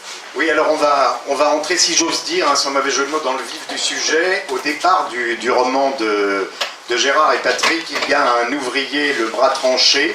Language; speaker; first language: French; native; French